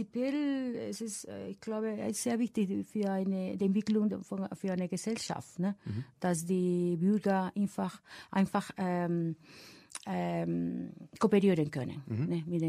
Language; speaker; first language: German; non-native, fluent; Spanish